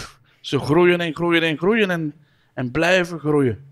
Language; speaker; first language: Dutch; native; Dutch